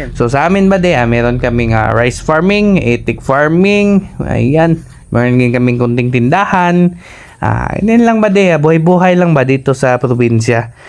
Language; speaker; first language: Filipino; non-native, local second language; Cebuano